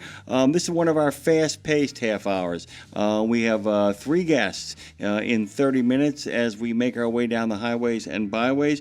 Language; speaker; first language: English; native; English